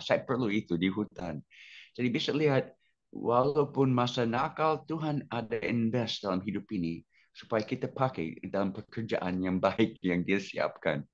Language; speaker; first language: Indonesian; non-native, fluent; English